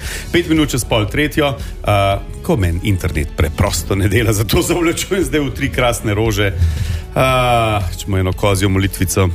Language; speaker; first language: Slovenian; native; Slovenian